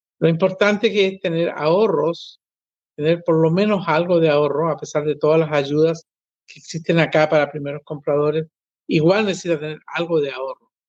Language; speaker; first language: Spanish; native; Spanish